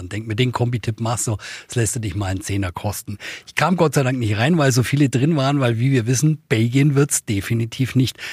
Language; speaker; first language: German; native; German